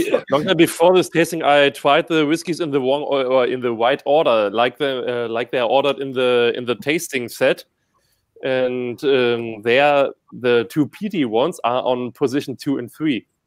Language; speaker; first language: English; non-native, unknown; German